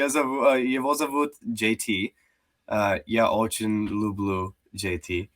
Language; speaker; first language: Russian; non-native, learner; English